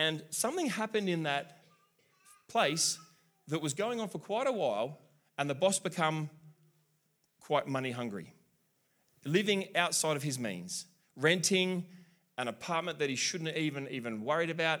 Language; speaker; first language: English; native; English